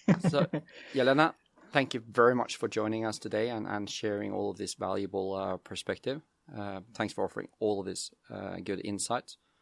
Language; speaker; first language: English; non-native, fluent; Norwegian